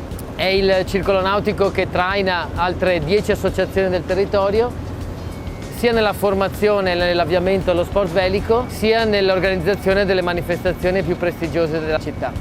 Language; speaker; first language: Italian; native; Italian